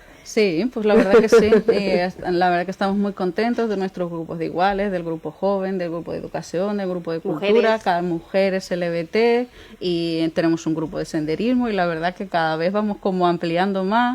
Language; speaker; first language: Spanish; native; Spanish